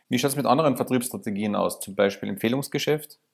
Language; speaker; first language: German; native; German